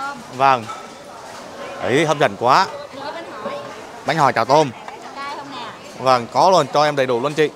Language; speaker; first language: Vietnamese; native; Vietnamese